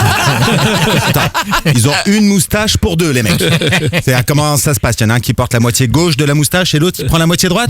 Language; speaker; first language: French; native; French